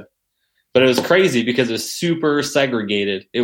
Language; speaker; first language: English; native; English